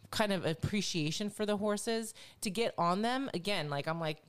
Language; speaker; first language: English; native; English